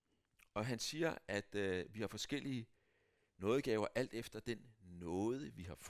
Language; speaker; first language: Danish; native; Danish